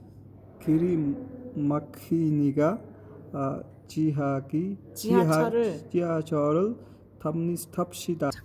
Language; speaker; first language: Korean; non-native, fluent; Mongolian